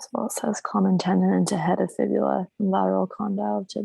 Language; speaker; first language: English; native; English